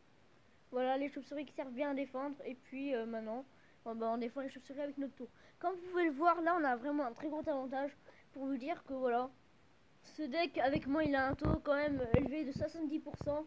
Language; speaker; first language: French; native; French